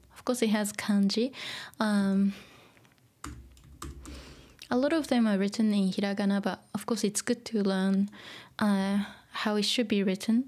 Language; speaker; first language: English; non-native, fluent; Japanese